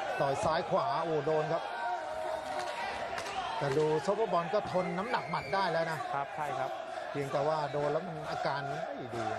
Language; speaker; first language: Thai; native; Thai